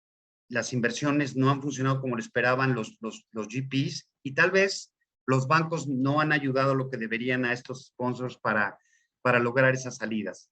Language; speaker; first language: Spanish; native; Spanish